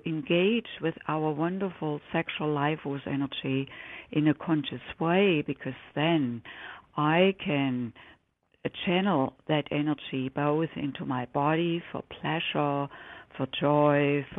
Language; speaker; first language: English; non-native, fluent; German